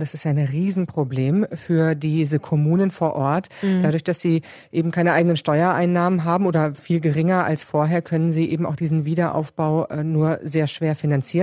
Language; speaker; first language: German; native; German